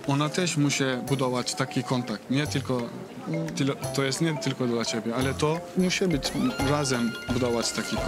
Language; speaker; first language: Polish; non-native, learner; Turkish